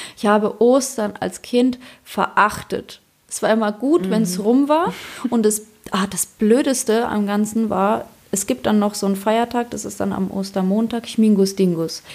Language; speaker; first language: German; early bilingual, other home language; Polish